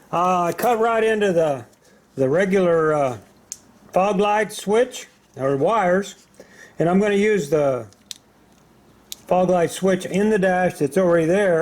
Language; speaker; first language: English; native; English